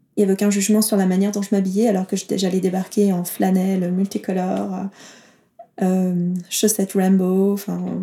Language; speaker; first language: French; native; French